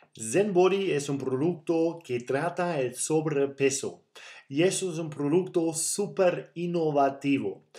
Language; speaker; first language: Spanish; non-native, fluent; German